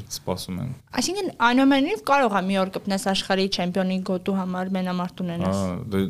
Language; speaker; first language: Armenian; native; Armenian